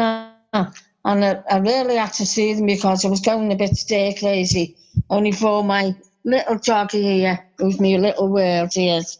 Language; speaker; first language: English; native; English